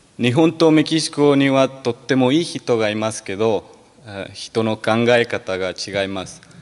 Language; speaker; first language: Japanese; non-native, learner; Spanish